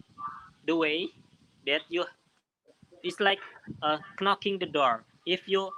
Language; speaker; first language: English; non-native, learner; Indonesian